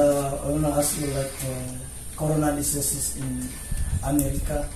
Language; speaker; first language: English; non-native, learner; Indonesian